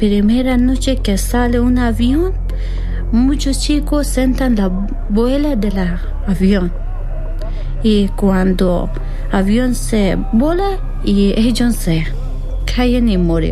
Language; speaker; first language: Spanish; non-native, learner; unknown